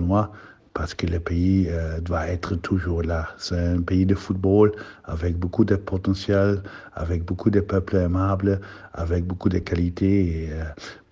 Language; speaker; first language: French; non-native, fluent; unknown